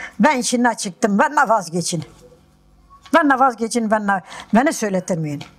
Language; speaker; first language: Turkish; non-native, local second language; Kurdish